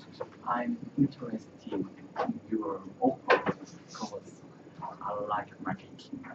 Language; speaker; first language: English; non-native, learner; Korean